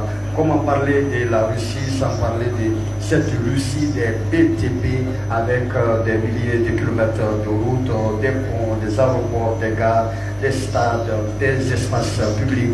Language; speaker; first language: French; native; French